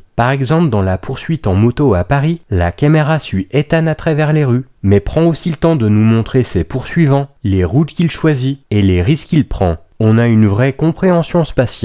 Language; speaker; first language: French; native; French